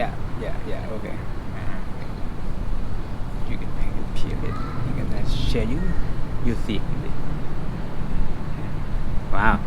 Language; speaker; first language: English; non-native, fluent; Thai